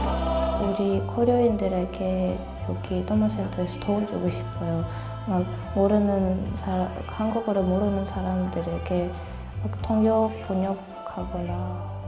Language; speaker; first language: Korean; non-native, fluent; Russian